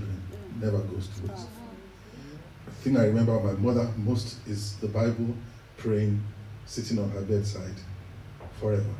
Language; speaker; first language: English; non-native, local second language; Yoruba